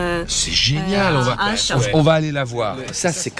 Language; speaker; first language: French; native; French